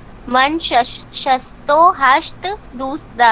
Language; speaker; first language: Persian; non-native, learner; Urdu